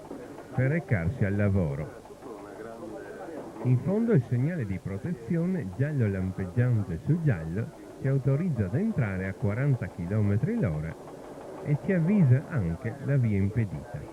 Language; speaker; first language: Italian; native; Italian